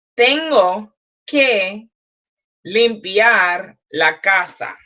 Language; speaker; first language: Spanish; non-native, learner; English